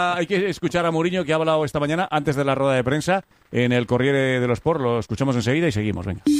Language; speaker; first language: Spanish; native; Spanish